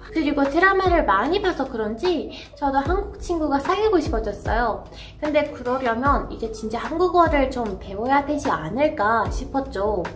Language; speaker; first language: Korean; non-native, fluent; Persian